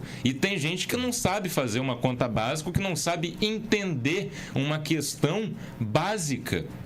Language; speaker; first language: Portuguese; native; Portuguese